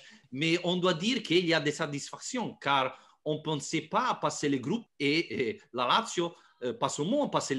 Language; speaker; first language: French; non-native, fluent; Italian